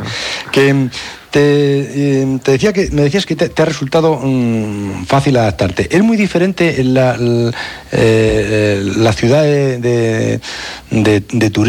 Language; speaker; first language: Spanish; native; Spanish